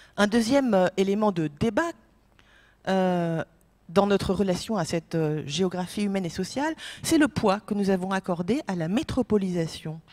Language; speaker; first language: French; non-native, fluent; Polish